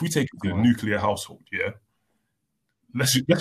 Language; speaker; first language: English; native; English